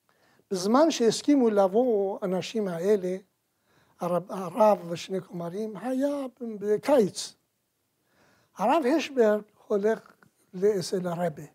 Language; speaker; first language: Hebrew; non-native, fluent; Persian